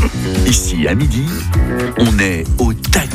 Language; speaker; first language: French; native; French